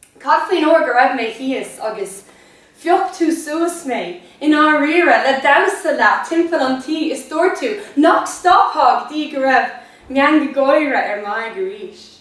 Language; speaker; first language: Irish; non-native, local second language; English